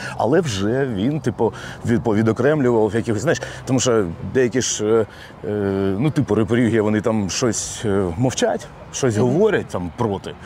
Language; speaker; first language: Ukrainian; non-native, local second language; Russian